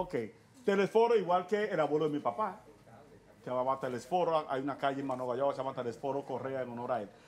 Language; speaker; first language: Spanish; native; Spanish